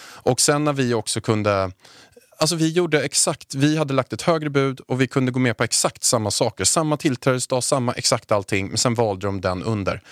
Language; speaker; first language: Swedish; native; Swedish